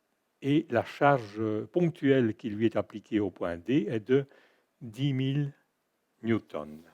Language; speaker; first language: French; native; French